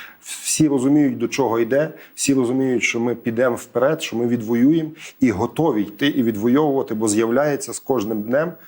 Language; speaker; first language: Ukrainian; native; Ukrainian